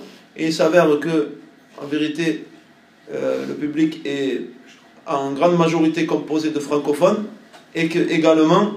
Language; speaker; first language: French; native; French